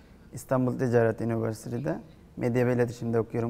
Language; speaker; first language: Turkish; non-native, fluent; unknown